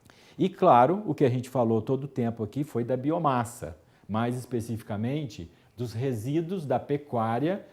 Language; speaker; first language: Portuguese; native; Portuguese